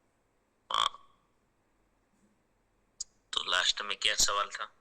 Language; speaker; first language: Hindi; native; Hindi